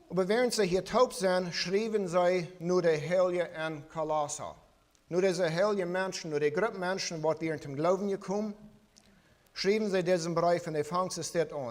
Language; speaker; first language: German; non-native, learner; Plautdietsch